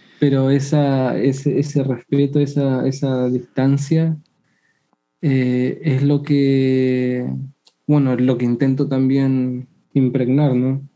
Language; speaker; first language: Spanish; native; Spanish